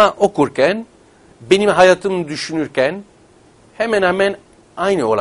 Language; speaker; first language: Turkish; non-native, fluent; Italian